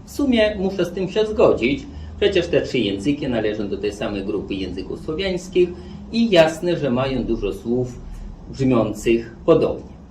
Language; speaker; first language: Polish; non-native, fluent; Belarusian